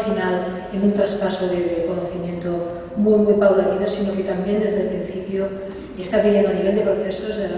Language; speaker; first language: Spanish; native; Spanish